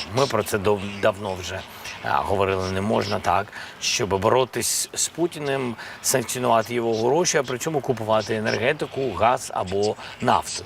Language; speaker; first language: Ukrainian; non-native, local second language; Russian